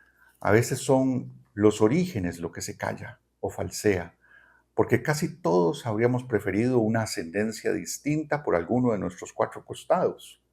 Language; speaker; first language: Spanish; native; Spanish